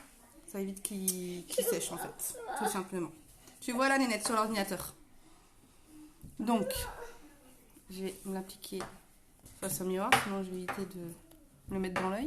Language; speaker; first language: French; native; French